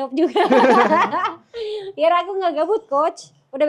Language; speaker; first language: Indonesian; native; Indonesian